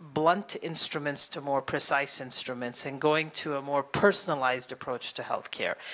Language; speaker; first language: English; native; English